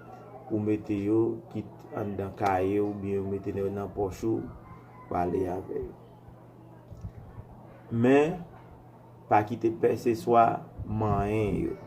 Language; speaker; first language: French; non-native, learner; Haitian Creole